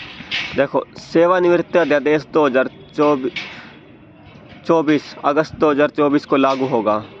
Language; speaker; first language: Hindi; native; Hindi